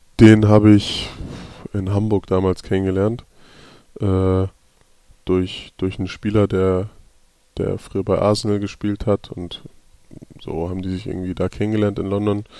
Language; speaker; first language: German; native; German